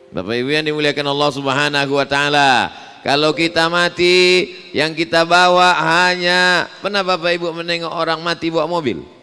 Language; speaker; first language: Malay; native; Malay